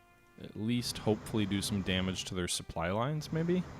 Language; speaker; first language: English; native; English